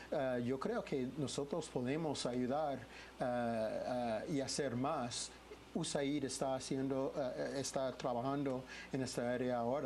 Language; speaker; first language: Spanish; non-native, fluent; English